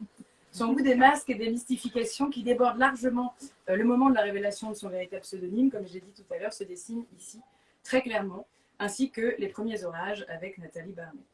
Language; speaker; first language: French; native; French